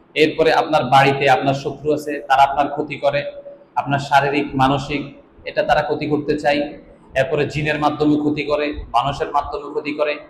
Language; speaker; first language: Bangla; native; Bangla